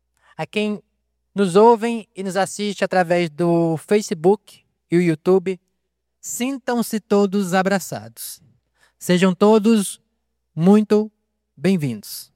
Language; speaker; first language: Portuguese; native; Portuguese